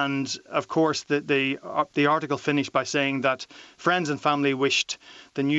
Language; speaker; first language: English; native; English